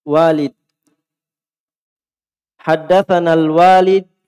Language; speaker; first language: Arabic; non-native, fluent; Indonesian